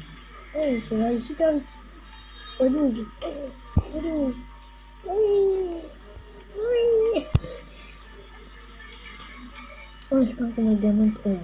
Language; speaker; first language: French; native; French